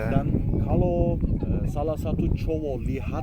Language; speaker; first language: Indonesian; non-native, fluent; Turkish